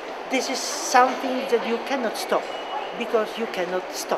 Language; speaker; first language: English; non-native, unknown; Polish